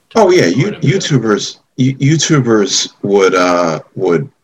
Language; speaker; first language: English; native; English